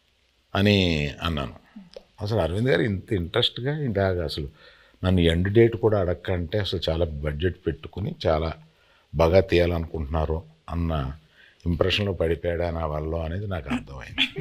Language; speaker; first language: Telugu; native; Telugu